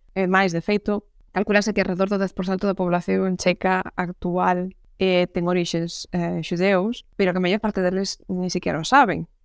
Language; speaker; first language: Galician; native; Galician